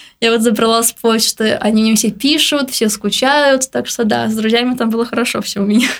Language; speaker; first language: Russian; native; Russian